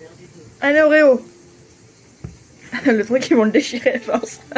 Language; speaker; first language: French; native; French